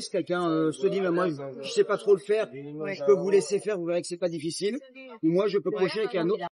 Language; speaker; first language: French; native; French